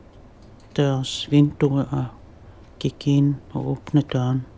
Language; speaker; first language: Danish; non-native, local second language; Kalaallisut